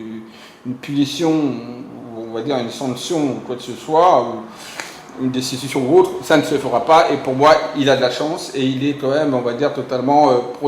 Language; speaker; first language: French; native; French